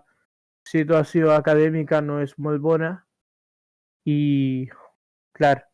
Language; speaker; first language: Catalan; early bilingual, other home language; Urdu